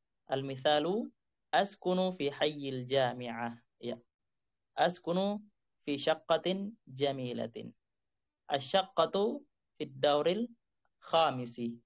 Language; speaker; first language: Arabic; non-native, fluent; Indonesian